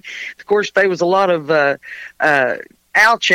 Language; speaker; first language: English; native; English